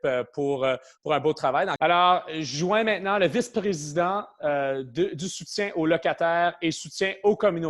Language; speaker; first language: French; native; French